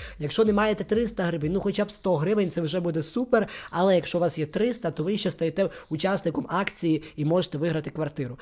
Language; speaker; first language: Ukrainian; non-native, local second language; Russian